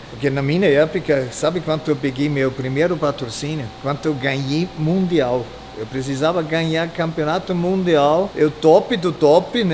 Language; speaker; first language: Portuguese; non-native, fluent; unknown